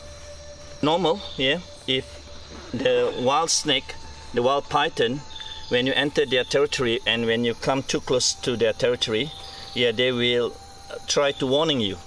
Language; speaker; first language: English; non-native, fluent; Malay